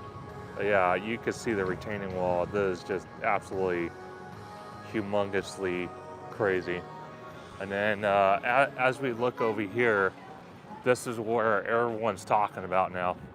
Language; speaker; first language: English; native; English